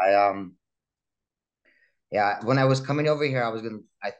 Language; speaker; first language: English; early bilingual, other home language; Russian